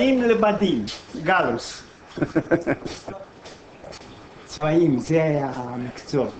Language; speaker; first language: Hebrew; non-native, fluent; Romanian